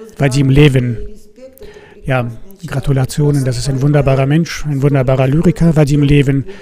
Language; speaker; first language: German; non-native, fluent; Russian